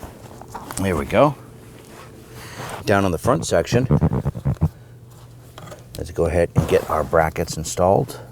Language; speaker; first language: English; native; English